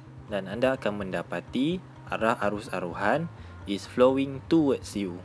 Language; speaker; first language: English; non-native, local second language; Malay